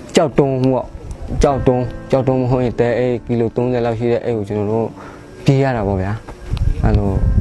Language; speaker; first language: Burmese; non-native, local second language; S'gaw Karen